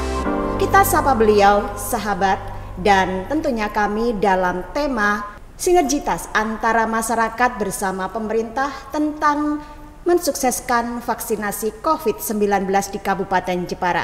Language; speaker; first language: Indonesian; native; Indonesian